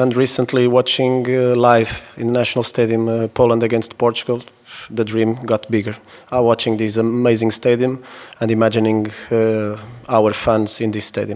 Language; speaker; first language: English; non-native, fluent; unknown